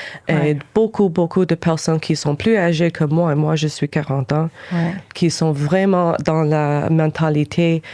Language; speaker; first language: French; non-native, local second language; English